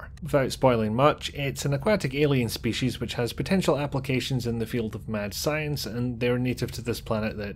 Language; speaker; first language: English; native; English